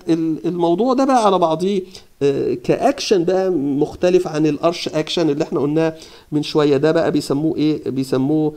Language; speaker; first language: Arabic; native; Arabic